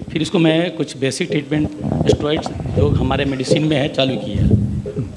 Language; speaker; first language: Hindi; native; Hindi